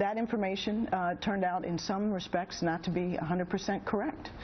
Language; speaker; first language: English; native; English